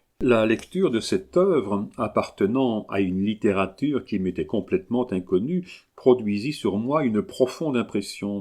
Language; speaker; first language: French; native; French